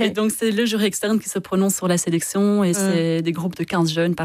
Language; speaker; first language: French; native; French